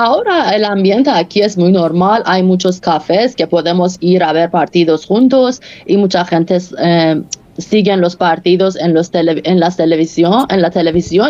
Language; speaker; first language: Spanish; non-native, fluent; Persian